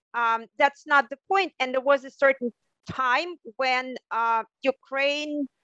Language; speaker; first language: English; non-native, fluent; Russian